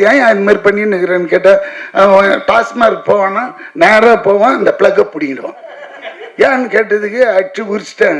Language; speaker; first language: Tamil; native; Tamil